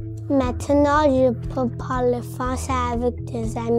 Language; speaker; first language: French; non-native, learner; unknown